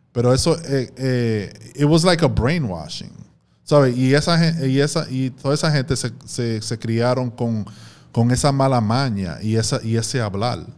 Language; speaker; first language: Spanish; early bilingual, heritage; Spanish